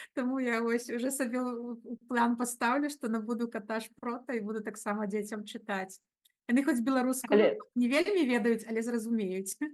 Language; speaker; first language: Belarusian; non-native, local second language; Russian